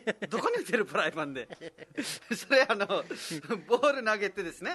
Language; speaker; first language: Japanese; non-native, fluent; Nepali